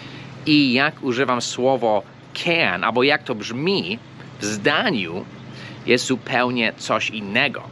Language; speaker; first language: Polish; non-native, fluent; English